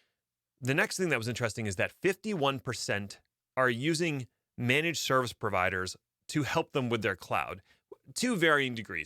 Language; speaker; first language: English; native; English